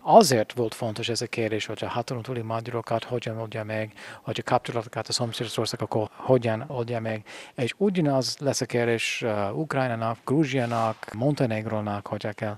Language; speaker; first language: Hungarian; non-native, fluent; English